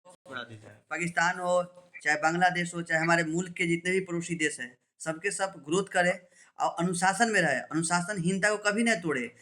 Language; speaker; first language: Hindi; native; Hindi